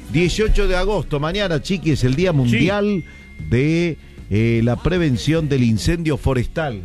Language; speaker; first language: Spanish; native; Spanish